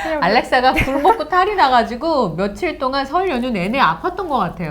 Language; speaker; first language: Korean; native; Korean